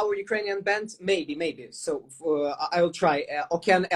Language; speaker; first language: English; non-native, fluent; Ukrainian